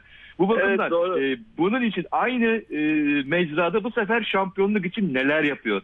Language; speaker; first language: Turkish; native; Turkish